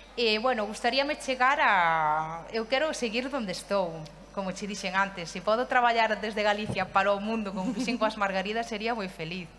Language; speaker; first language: Galician; native; Galician